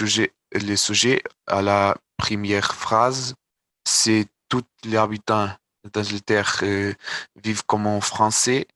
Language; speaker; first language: French; non-native, learner; Portuguese